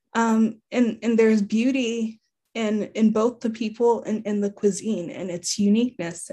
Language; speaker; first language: English; early bilingual, other home language; Haitian Creole